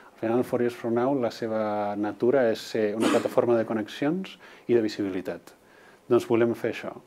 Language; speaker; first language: Catalan; non-native, local second language; Spanish